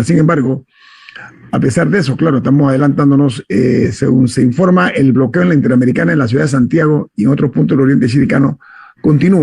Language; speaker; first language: Spanish; native; Spanish